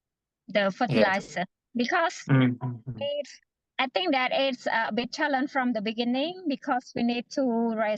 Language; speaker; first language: English; non-native, fluent; Khmer